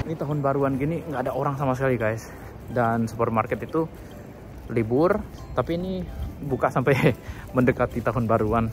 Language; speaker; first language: Indonesian; native; Indonesian